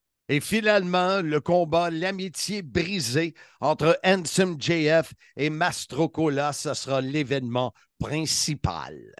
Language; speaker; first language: French; native; French